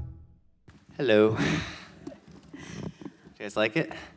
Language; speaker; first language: English; native; English